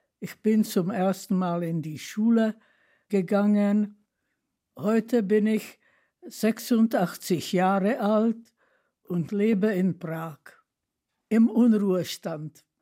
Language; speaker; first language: German; non-native, fluent; Czech